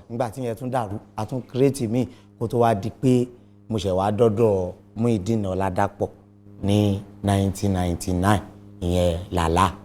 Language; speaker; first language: Yoruba; native; Yoruba